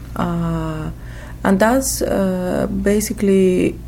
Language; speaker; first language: English; non-native, fluent; Spanish